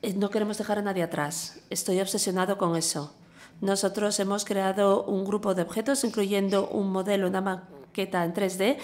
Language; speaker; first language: Spanish; non-native, fluent; English